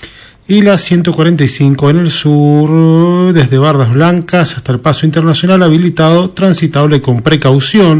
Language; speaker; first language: Spanish; native; Spanish